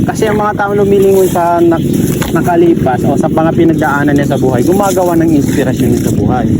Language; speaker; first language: Filipino; non-native, local second language; Maguindanaon